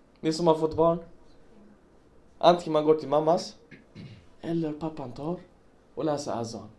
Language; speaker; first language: Swedish; early bilingual, other home language; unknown